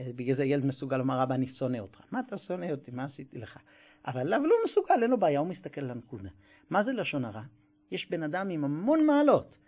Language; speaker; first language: Hebrew; non-native, fluent; English